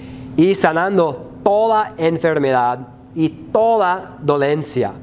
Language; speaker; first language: Spanish; non-native, fluent; English